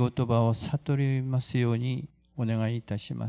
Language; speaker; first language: Japanese; non-native, fluent; Korean